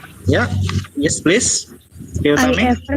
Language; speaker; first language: English; non-native, learner; Indonesian